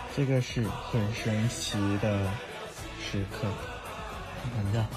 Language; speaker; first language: Chinese; non-native, learner; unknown